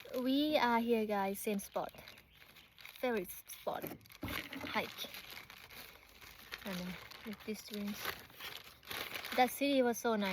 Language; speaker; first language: English; non-native, learner; Thai